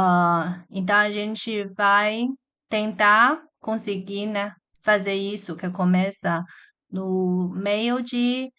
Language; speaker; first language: Portuguese; non-native, learner; Chinese